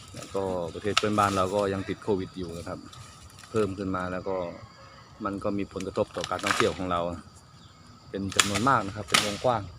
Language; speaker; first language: Thai; non-native, local second language; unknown